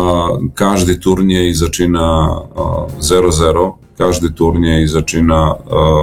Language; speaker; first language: Polish; non-native, learner; Serbian